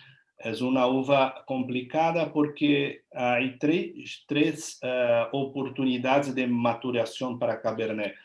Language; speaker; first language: Spanish; non-native, learner; Portuguese